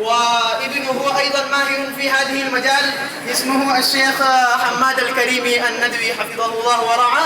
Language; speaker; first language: Arabic; non-native, learner; Urdu